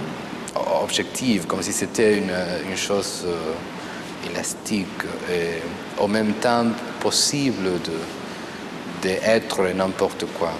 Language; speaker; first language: French; non-native, fluent; Spanish